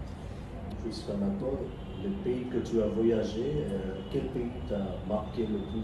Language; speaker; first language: French; non-native, fluent; Bangla